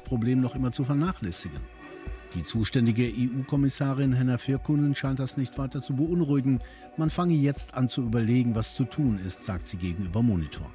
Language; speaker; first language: German; native; German